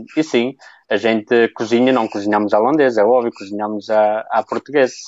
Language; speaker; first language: Portuguese; native; Portuguese